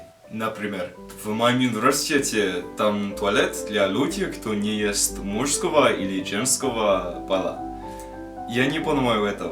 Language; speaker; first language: Russian; non-native, learner; English